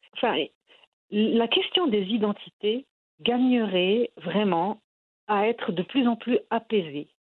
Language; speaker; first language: French; non-native, local second language; Arabic